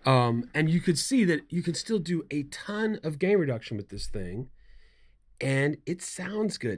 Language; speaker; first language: English; native; English